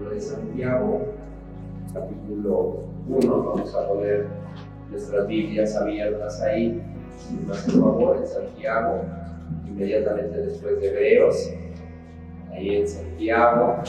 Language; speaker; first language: Spanish; native; Spanish